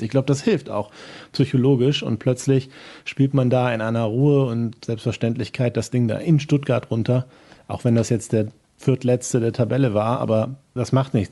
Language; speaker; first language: German; native; German